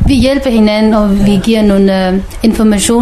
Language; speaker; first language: Danish; non-native, learner; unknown